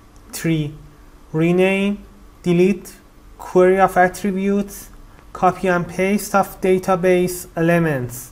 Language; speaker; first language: English; non-native, fluent; Persian